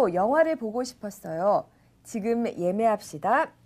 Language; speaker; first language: Korean; native; Korean